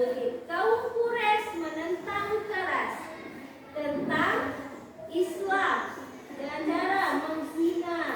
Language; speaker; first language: Indonesian; native; Indonesian